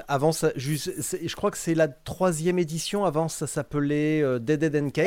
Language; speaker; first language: French; native; French